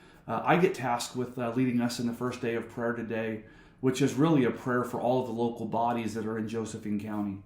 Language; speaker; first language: English; native; English